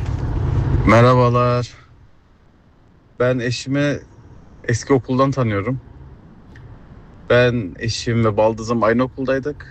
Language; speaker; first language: Turkish; early bilingual, other home language; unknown